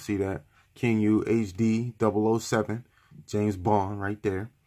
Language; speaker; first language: English; native; English